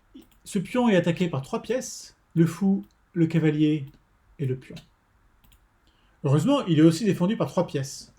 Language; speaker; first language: French; native; French